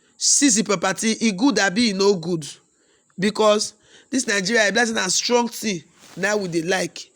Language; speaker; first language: Nigerian Pidgin; native; Nigerian Pidgin